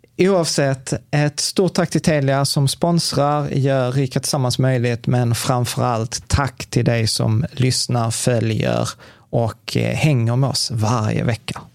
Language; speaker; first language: Swedish; early bilingual, other home language; Czech